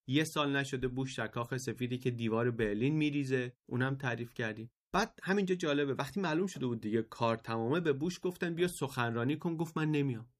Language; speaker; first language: Persian; native; Persian